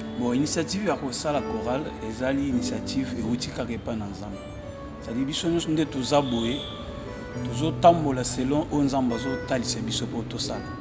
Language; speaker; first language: Lingala; non-native, local second language; Luba-Lulua